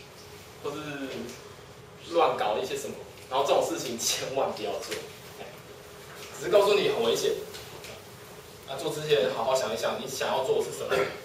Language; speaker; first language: Chinese; native; Chinese